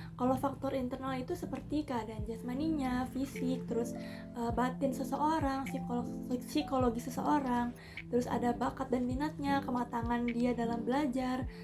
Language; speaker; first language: Indonesian; native; Indonesian